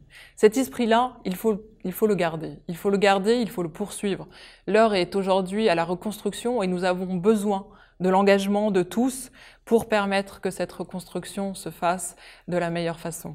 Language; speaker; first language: French; native; French